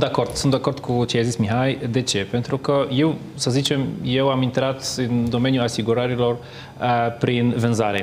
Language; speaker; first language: Romanian; non-native, fluent; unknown